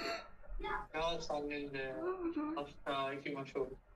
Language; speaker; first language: Japanese; non-native, learner; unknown